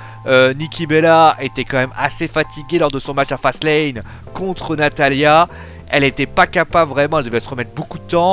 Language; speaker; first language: French; native; French